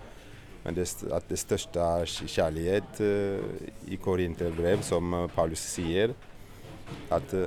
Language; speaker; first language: Norwegian; non-native, fluent; Portuguese